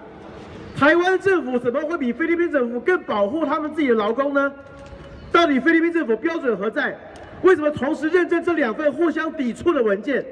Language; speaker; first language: Chinese; native; Chinese